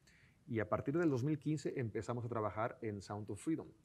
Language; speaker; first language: Spanish; native; Spanish